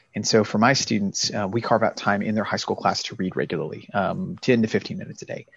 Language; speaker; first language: English; native; English